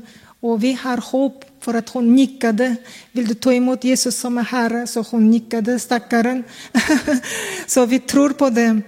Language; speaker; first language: Swedish; non-native, fluent; Kazakh